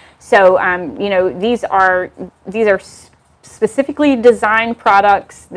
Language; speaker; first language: English; native; English